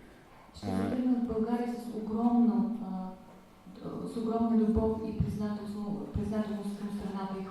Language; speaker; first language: Bulgarian; native; Bulgarian